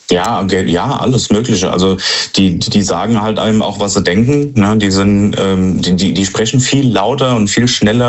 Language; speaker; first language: German; native; German